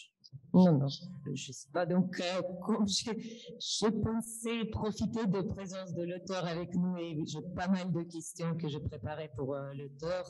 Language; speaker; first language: French; non-native, fluent; Russian